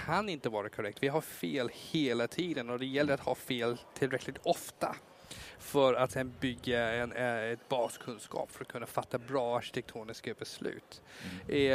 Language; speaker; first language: Swedish; non-native, fluent; English